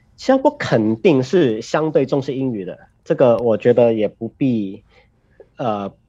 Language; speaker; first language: Chinese; native; Chinese